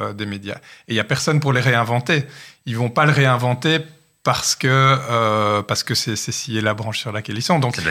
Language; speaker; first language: French; native; French